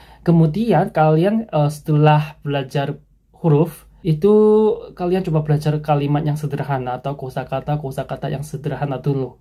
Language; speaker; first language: Indonesian; non-native, fluent; Korean